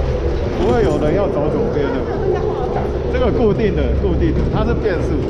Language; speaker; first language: Chinese; native; Chinese